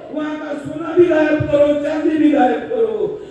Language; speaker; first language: Hindi; non-native, local second language; Marathi